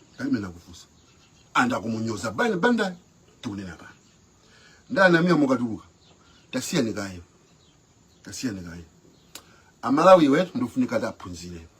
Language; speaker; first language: Nyanja; native; Nyanja